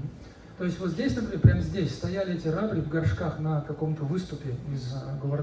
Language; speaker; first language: Russian; native; Russian